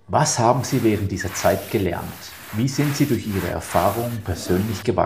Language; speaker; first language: German; native; German